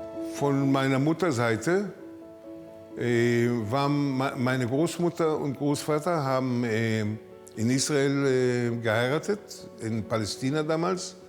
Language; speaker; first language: German; early bilingual, heritage; German